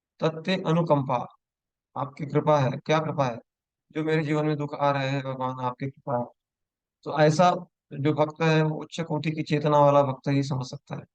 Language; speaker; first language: Hindi; non-native, local second language; Marathi